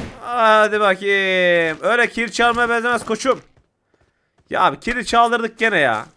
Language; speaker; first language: Turkish; native; Turkish